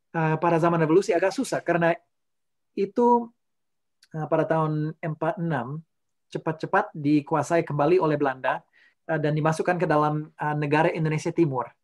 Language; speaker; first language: Indonesian; non-native, fluent; English